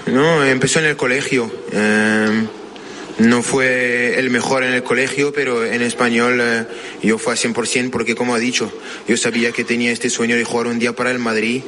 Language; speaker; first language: Spanish; non-native, fluent; French